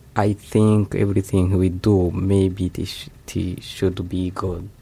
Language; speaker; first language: English; non-native, local second language; Kinyarwanda